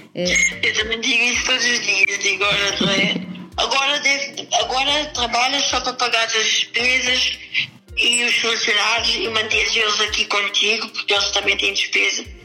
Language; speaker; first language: Portuguese; early bilingual, other home language; Kabuverdianu